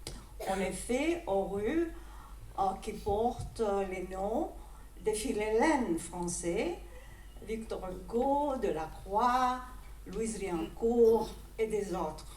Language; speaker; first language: French; non-native, fluent; Greek